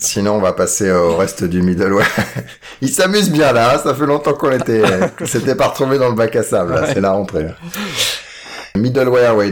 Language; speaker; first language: French; native; French